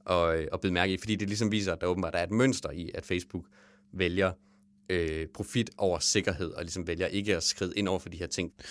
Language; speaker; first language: Danish; native; Danish